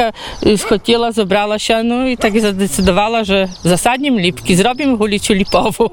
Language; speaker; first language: Polish; non-native, local second language; Belarusian